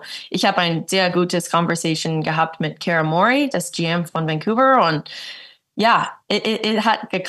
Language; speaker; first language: German; early bilingual, heritage; English